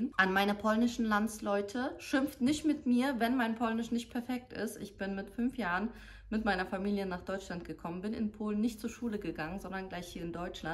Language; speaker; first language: German; early bilingual, other home language; Polish